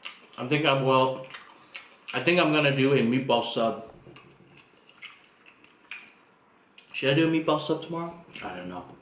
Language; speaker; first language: English; native; English